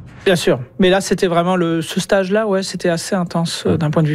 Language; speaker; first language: French; native; French